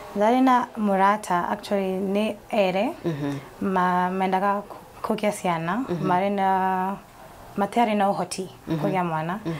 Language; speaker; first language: Kikuyu; non-native, local second language; Swahili